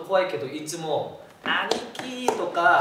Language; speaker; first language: Japanese; non-native, fluent; Korean